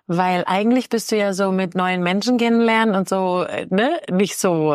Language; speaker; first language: German; native; German